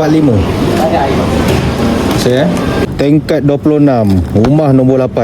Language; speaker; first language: Malay; native; Malay